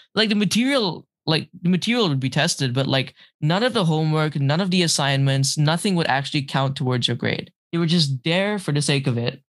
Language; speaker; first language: English; non-native, local second language; Malay